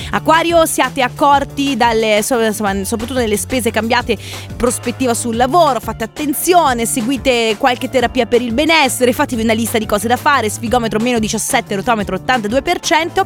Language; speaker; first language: Italian; native; Italian